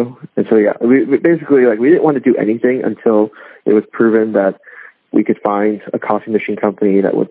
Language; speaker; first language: English; non-native, local second language; Cantonese